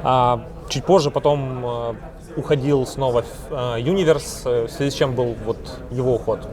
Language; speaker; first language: Russian; native; Russian